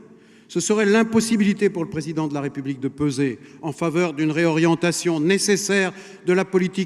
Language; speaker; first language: French; native; French